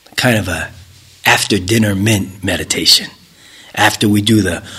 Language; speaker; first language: English; native; English